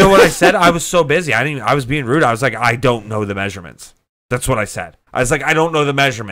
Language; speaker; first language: English; native; English